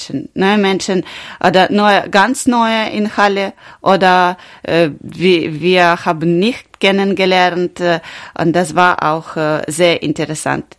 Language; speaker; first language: German; non-native, learner; Ukrainian